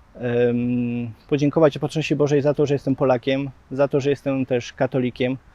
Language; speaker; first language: Polish; native; Polish